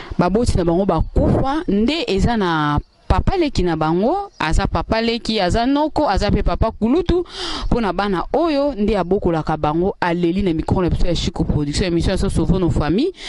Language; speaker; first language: Lingala; native; Lingala